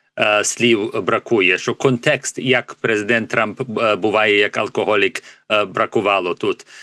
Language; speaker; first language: Ukrainian; early bilingual, heritage; English